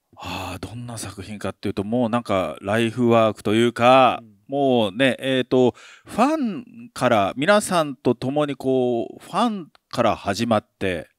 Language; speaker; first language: Japanese; native; Japanese